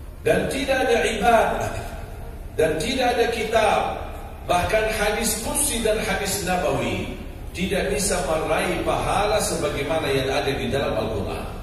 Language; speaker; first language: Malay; non-native, fluent; Arabic